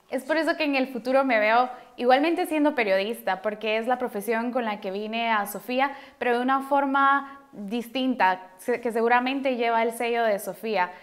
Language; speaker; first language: Spanish; native; Spanish